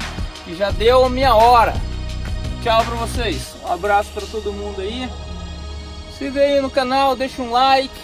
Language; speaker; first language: Portuguese; native; Portuguese